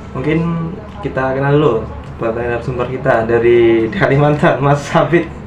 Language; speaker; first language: Indonesian; native; Indonesian